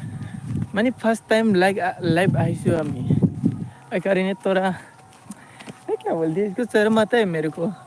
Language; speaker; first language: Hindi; non-native, local second language; Assamese